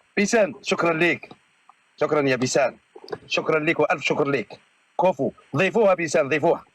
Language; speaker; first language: Arabic; native; Arabic